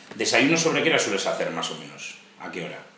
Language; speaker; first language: Spanish; native; Spanish